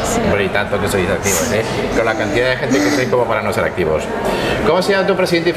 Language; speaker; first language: Spanish; native; Spanish